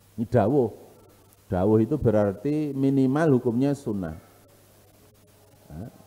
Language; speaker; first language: Indonesian; non-native, local second language; Javanese